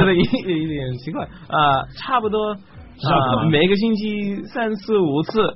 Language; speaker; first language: Chinese; non-native, learner; English